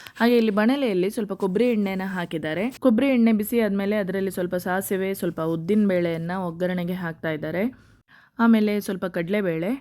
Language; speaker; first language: Kannada; native; Kannada